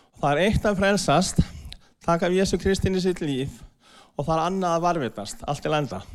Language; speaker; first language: Icelandic; non-native, fluent; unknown